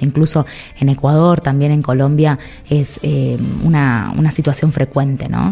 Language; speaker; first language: Spanish; native; Spanish